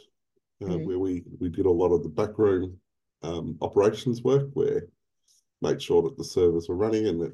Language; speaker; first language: English; native; English